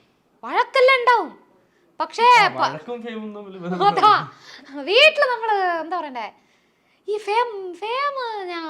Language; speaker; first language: Malayalam; non-native, local second language; Tamil